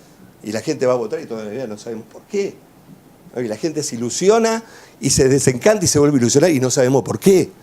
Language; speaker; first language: Spanish; native; Spanish